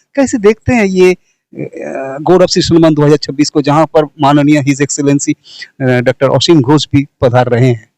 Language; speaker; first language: Hindi; non-native, local second language; Bangla